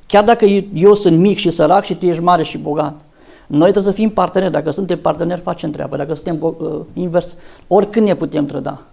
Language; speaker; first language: Romanian; native; Romanian